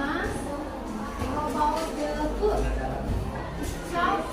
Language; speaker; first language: English; non-native, learner; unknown